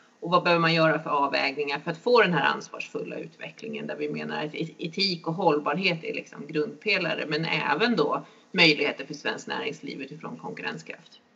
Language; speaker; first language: Swedish; native; Swedish